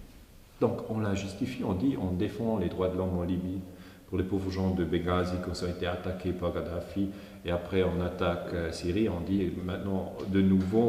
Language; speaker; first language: French; non-native, local second language; German